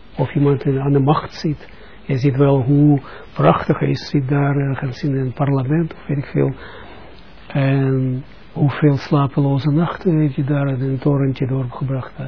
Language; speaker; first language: Dutch; non-native, fluent; Russian